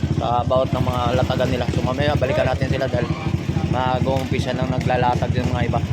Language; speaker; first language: Filipino; native; Filipino